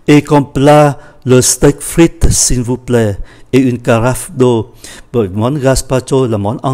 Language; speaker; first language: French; non-native, fluent; Vietnamese